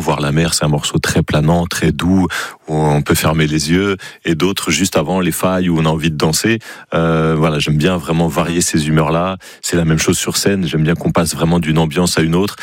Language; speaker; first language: French; native; French